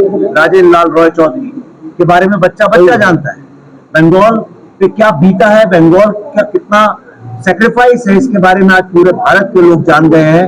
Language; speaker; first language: Hindi; native; Hindi